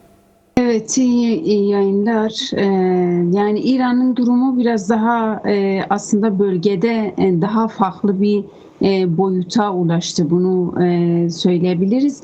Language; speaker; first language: Turkish; non-native, fluent; Kurdish